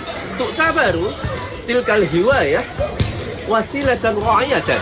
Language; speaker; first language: Arabic; non-native, fluent; Indonesian